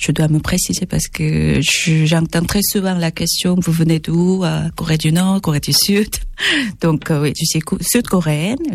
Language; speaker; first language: French; non-native, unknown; Korean